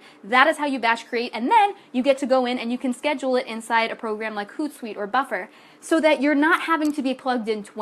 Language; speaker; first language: English; native; English